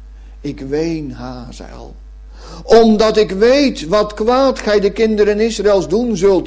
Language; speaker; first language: Dutch; native; Dutch